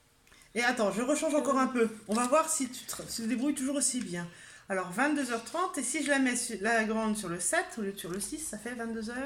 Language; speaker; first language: French; native; French